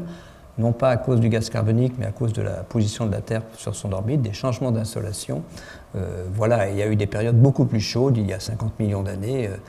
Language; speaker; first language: French; native; French